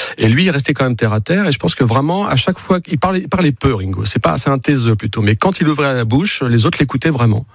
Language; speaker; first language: French; native; French